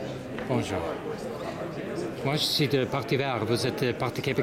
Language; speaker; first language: French; non-native, local second language; English